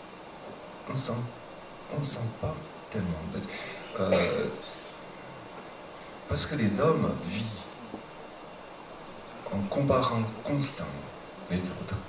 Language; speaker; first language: French; non-native, fluent; Chinese